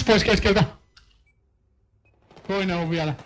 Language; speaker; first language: Finnish; native; Finnish